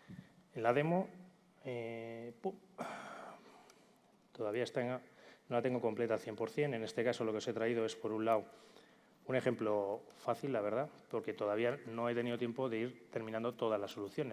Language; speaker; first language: Spanish; native; Spanish